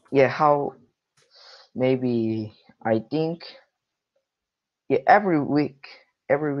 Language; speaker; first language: English; non-native, learner; Korean